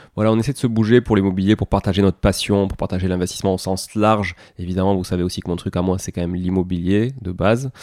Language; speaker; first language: French; native; French